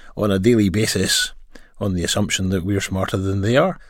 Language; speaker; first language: English; native; English